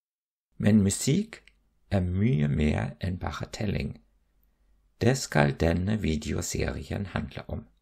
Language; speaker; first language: Norwegian; non-native, fluent; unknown